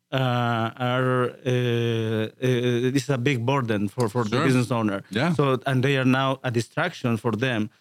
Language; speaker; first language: English; non-native, fluent; Spanish